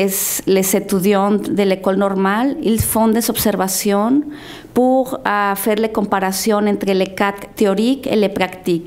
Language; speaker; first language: French; non-native, fluent; Spanish